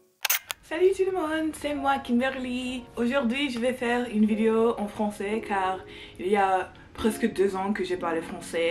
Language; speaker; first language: French; non-native, learner; English